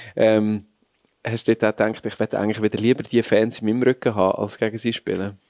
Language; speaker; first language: German; native; German